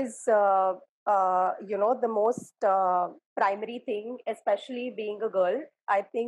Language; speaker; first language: English; non-native, local second language; Hindi